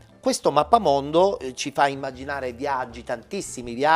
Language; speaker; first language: Italian; native; Italian